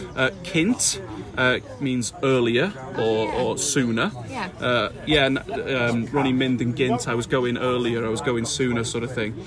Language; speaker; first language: English; native; English